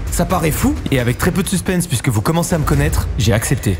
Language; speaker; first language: French; native; French